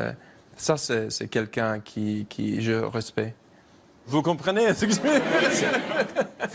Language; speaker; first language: French; non-native, fluent; English